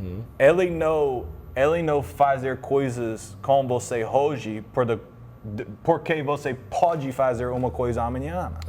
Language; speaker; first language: Portuguese; non-native, learner; English